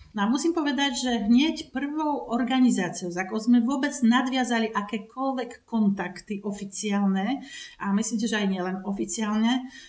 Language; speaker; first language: Slovak; non-native, fluent; Polish